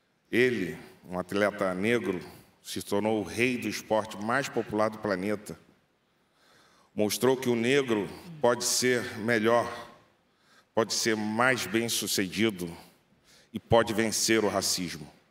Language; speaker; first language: Portuguese; native; Portuguese